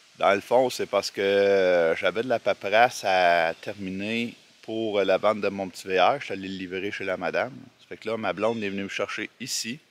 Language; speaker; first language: French; native; French